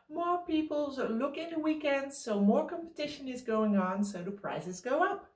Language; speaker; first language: English; non-native, fluent; Dutch